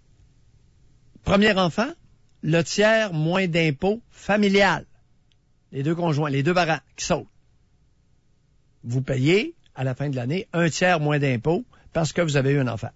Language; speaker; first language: French; native; French